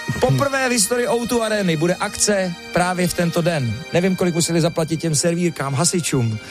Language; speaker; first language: Czech; native; Czech